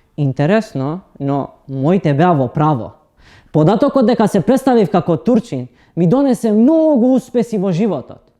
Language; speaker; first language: Macedonian; non-native, local second language; Romany